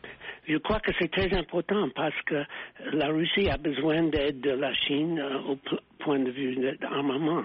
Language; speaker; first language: French; non-native, fluent; English